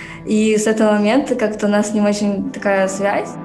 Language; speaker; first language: Russian; native; Russian